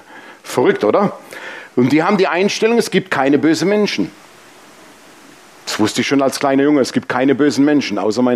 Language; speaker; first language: German; native; German